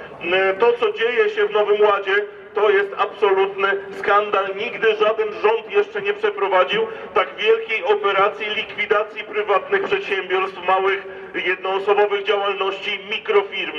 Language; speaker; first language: Polish; native; Polish